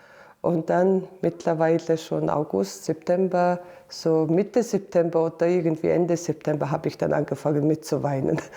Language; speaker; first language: German; non-native, fluent; Mongolian